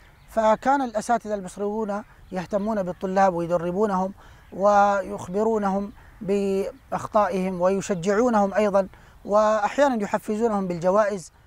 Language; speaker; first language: Arabic; non-native, fluent; Urdu